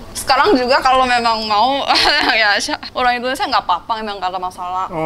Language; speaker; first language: Indonesian; non-native, fluent; Korean